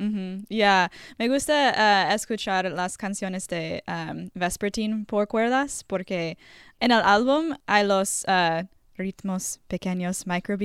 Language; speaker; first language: Spanish; non-native, learner; English